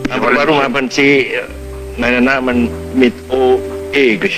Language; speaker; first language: German; non-native, fluent; Javanese